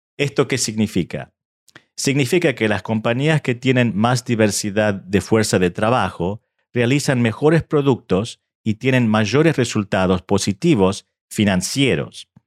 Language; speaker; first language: Spanish; early bilingual, heritage; Spanish